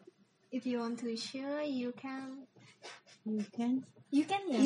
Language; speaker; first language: English; non-native, learner; Indonesian